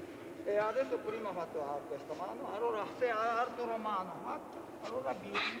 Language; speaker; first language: Italian; non-native, learner; Japanese